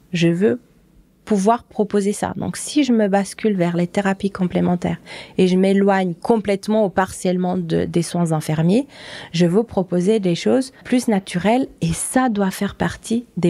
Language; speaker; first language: French; non-native, fluent; Portuguese